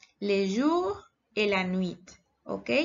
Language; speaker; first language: French; non-native, learner; Spanish